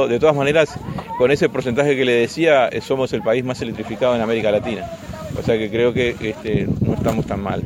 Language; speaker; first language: Spanish; native; Spanish